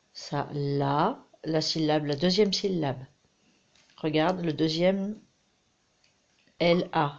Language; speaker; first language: French; native; French